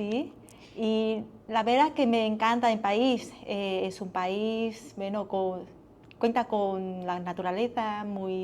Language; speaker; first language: Spanish; non-native, learner; Vietnamese